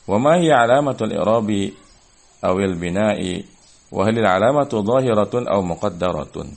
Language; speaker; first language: Arabic; non-native, fluent; Indonesian